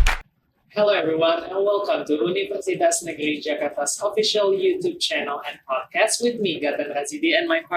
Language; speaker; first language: English; non-native, fluent; Indonesian